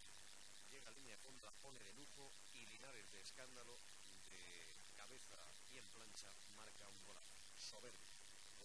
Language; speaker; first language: Spanish; native; Spanish